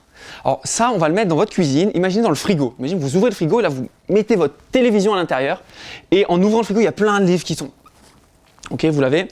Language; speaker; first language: French; native; French